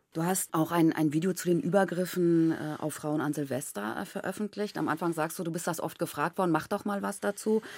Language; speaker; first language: German; native; German